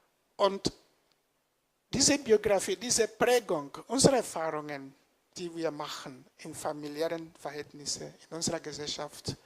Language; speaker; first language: German; non-native, fluent; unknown